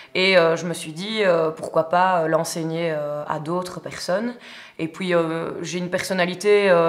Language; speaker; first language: French; native; French